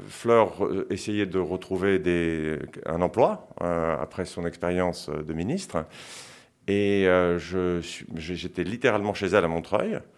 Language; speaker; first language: French; early bilingual, other home language; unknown